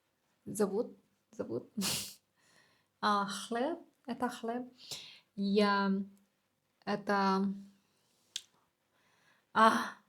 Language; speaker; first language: Russian; non-native, learner; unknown